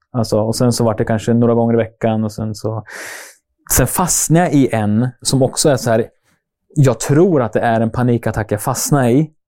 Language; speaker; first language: Swedish; native; Swedish